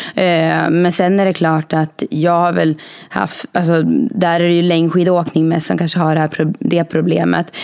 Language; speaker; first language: Swedish; native; Swedish